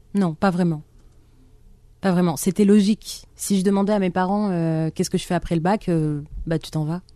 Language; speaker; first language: French; non-native, local second language; Arabic